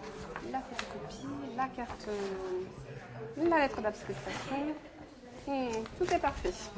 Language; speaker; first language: French; native; French